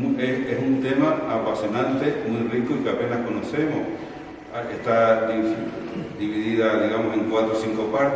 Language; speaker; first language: Spanish; native; Spanish